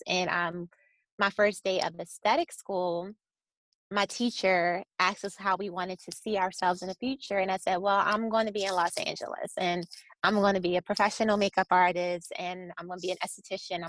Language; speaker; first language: English; native; English